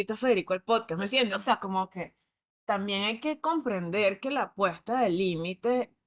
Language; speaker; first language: Spanish; native; Spanish